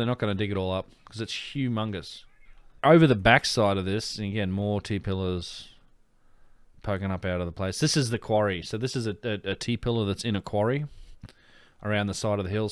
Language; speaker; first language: English; native; English